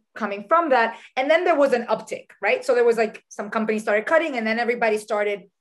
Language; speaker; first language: English; early bilingual, other home language; Spanish